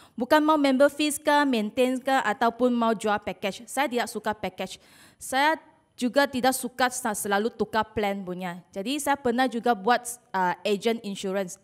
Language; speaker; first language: Malay; non-native, local second language; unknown